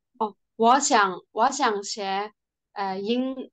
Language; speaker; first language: Chinese; non-native, learner; Burmese